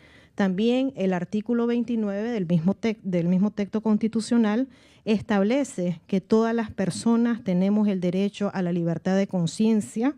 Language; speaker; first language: Spanish; native; Spanish